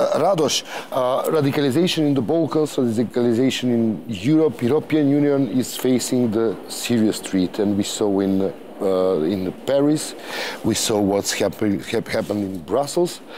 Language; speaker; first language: English; non-native, fluent; Macedonian